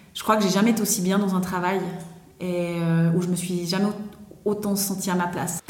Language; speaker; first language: French; native; French